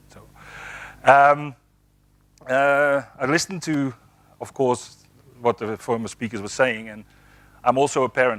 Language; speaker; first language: English; non-native, fluent; Dutch